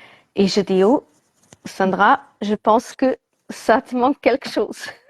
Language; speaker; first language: French; non-native, learner; Portuguese